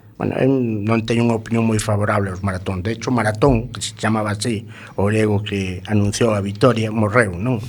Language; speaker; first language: Galician; non-native, local second language; Spanish